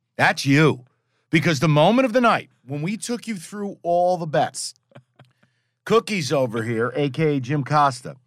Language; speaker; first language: English; native; English